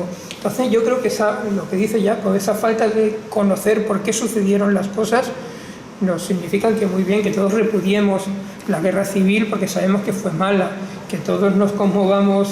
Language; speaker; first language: Spanish; native; Spanish